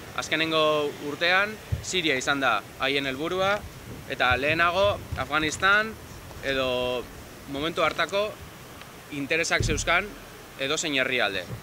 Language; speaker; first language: Basque; native; Basque